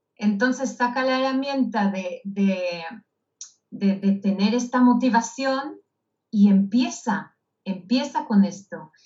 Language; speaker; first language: Spanish; non-native, fluent; Hebrew